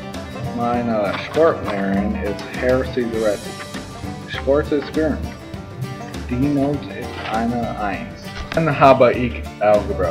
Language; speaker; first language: German; non-native, learner; English